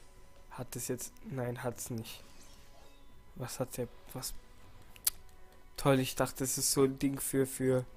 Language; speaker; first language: German; native; German